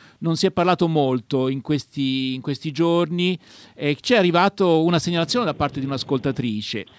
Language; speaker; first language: Italian; native; Italian